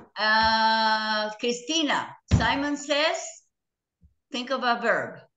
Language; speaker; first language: English; non-native, fluent; Spanish